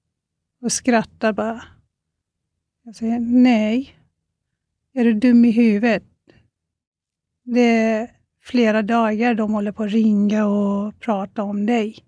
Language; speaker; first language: Swedish; non-native, fluent; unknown